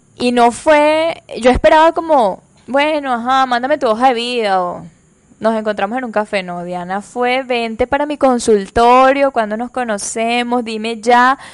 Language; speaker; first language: Spanish; native; Spanish